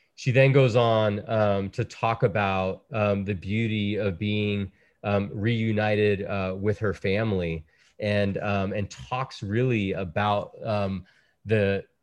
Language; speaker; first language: English; early bilingual, other home language; Spanish